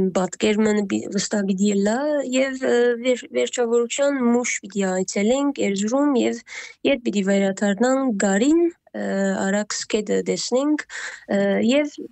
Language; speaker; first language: Armenian; early bilingual, heritage; Armenian